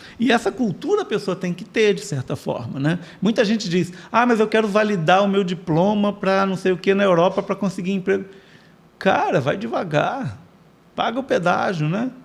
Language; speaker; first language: Portuguese; native; Portuguese